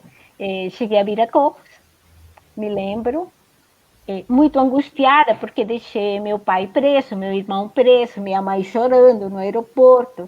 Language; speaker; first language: Portuguese; non-native, fluent; Spanish